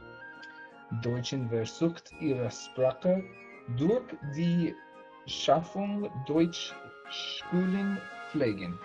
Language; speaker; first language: German; non-native, learner; English